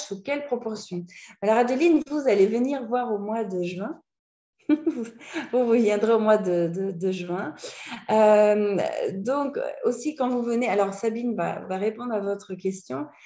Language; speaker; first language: French; native; French